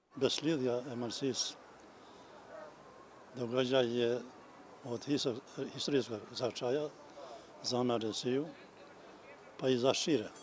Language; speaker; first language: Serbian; non-native, local second language; Albanian